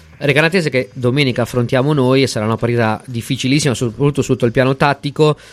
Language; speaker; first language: Italian; native; Italian